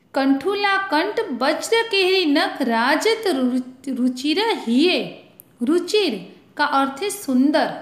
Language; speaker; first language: Hindi; non-native, local second language; Gujarati